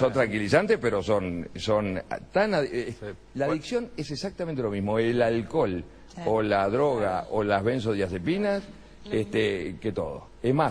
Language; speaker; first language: Spanish; native; Spanish